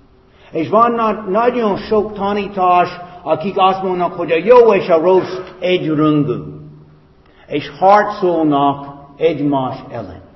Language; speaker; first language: Hungarian; non-native, fluent; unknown